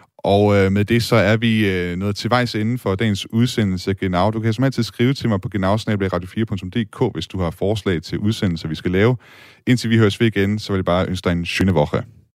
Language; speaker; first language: Danish; native; Danish